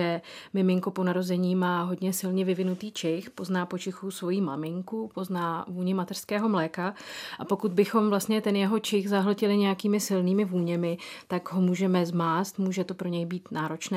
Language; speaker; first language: Czech; native; Czech